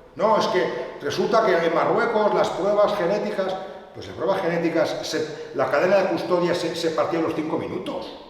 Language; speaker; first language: Spanish; native; Spanish